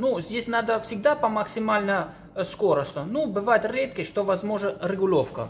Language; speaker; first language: Russian; non-native, learner; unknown